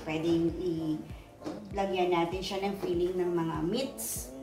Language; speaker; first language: Filipino; native; Filipino